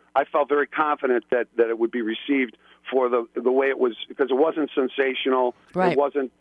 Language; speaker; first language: English; native; English